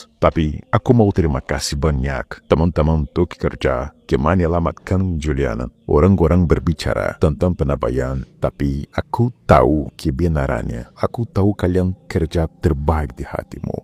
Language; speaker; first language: Indonesian; non-native, learner; Portuguese